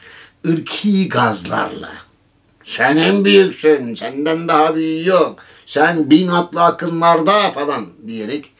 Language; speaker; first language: Turkish; native; Turkish